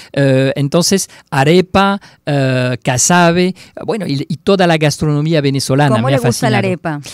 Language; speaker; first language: Spanish; non-native, fluent; French